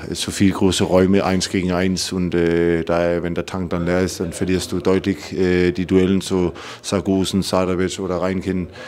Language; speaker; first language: German; non-native, fluent; Danish